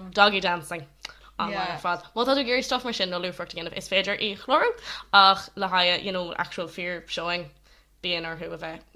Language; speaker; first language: Irish; non-native, local second language; English